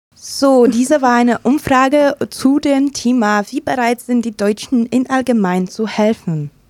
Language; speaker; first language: German; non-native, fluent; Romanian